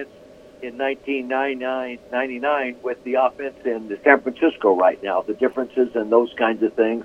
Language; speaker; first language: English; native; English